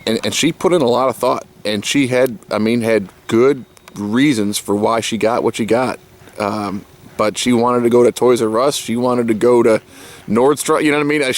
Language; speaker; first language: English; native; English